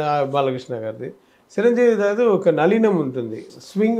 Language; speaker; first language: Telugu; non-native, learner; Tamil